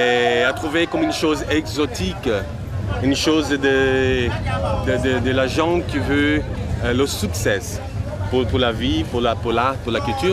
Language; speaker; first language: French; non-native, learner; Portuguese